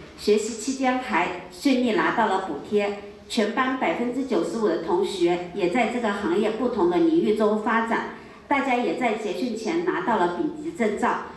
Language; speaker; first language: Chinese; native; Chinese